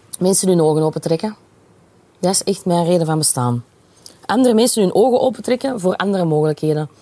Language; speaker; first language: Dutch; native; Dutch